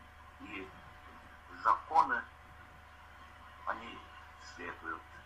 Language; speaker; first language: Russian; non-native, fluent; Estonian